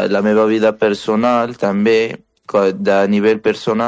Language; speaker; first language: Catalan; non-native, fluent; Arabic